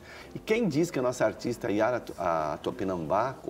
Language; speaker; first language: Portuguese; native; Portuguese